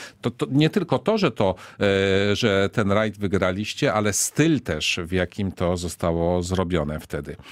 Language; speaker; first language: Polish; native; Polish